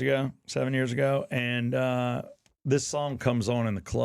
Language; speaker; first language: English; native; English